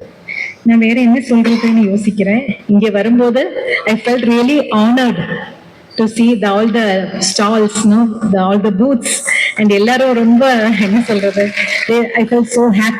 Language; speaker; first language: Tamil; non-native, local second language; Malayalam